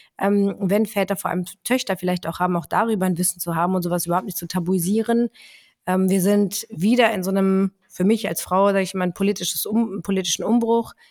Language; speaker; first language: German; early bilingual, other home language; Greek